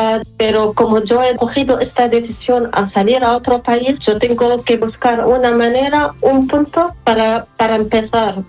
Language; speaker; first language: Spanish; non-native, learner; Arabic